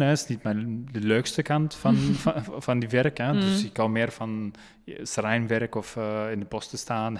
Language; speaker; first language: Dutch; non-native, local second language; French